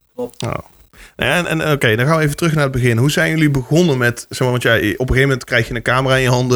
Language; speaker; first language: Dutch; native; Dutch